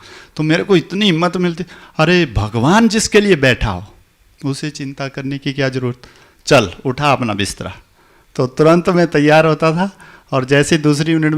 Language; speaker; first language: Hindi; native; Hindi